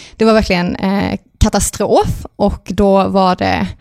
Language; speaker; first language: Swedish; native; Swedish